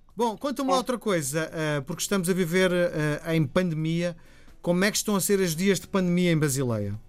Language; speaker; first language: Portuguese; native; Portuguese